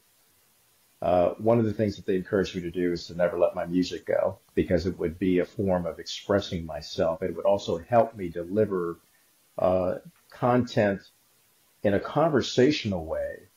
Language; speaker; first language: English; native; English